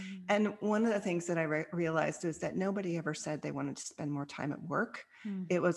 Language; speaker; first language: English; native; English